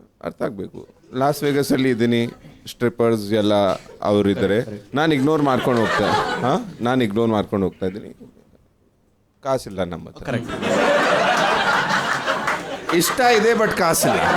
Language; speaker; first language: Kannada; non-native, learner; Punjabi